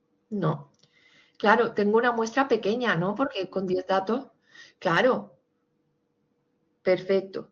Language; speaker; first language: Spanish; native; Spanish